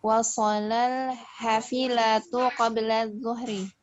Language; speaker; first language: Arabic; non-native, learner; Indonesian